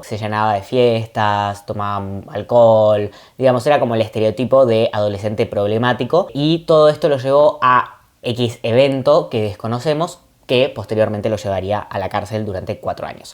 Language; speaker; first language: Spanish; native; Spanish